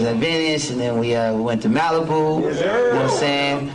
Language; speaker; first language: English; native; English